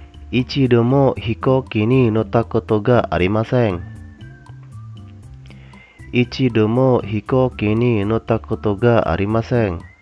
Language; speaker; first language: Japanese; non-native, fluent; Indonesian